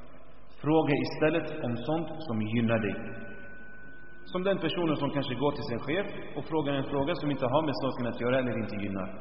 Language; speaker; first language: Swedish; early bilingual, other home language; Arabic